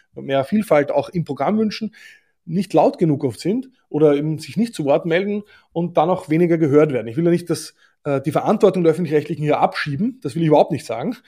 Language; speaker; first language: German; native; German